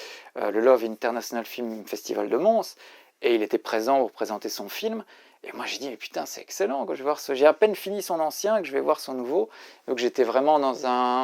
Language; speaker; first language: French; native; French